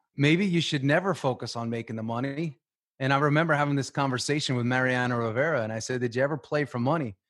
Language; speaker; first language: English; native; English